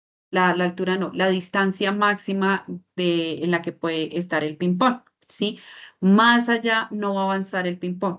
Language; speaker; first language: Spanish; native; Spanish